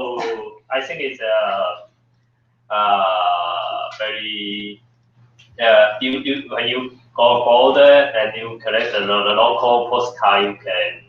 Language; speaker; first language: English; non-native, learner; Chinese